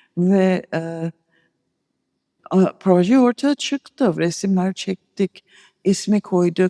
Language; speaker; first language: Turkish; non-native, fluent; English